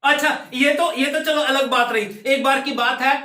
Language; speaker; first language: Hindi; non-native, local second language; Punjabi